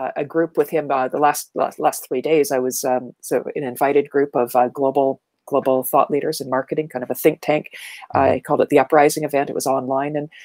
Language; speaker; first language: English; native; English